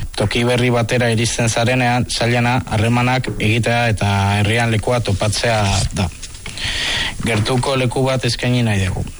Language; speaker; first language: Basque; non-native, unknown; Spanish